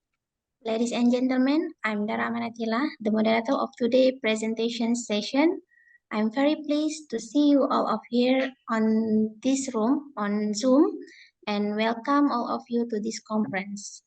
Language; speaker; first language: English; non-native, fluent; Indonesian